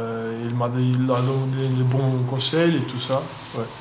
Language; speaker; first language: French; non-native, learner; Portuguese